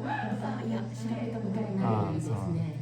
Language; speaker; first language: Japanese; native; Japanese